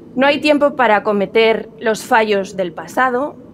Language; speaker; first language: Spanish; native; Spanish